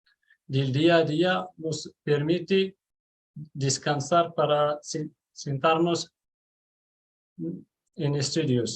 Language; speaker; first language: Spanish; non-native, learner; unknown